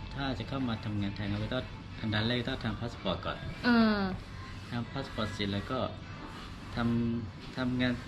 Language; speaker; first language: Thai; non-native, learner; Burmese